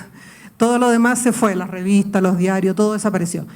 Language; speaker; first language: Spanish; native; Spanish